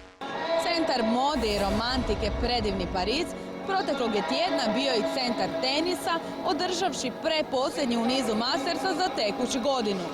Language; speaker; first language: Croatian; native; Croatian